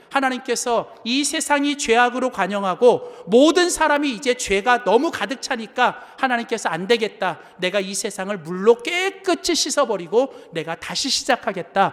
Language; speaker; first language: Korean; native; Korean